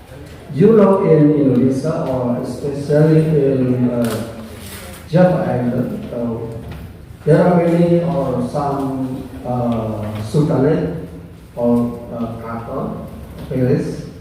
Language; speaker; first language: English; non-native, learner; Indonesian